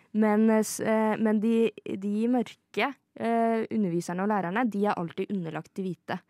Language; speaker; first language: Norwegian; native; Norwegian